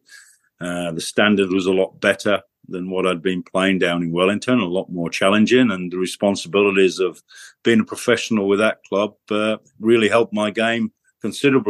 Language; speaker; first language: English; native; English